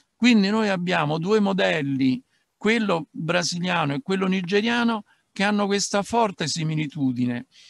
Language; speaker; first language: Italian; native; Italian